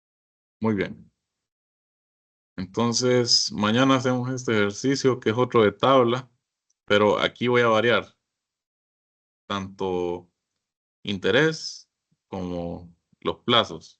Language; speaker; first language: Spanish; native; Spanish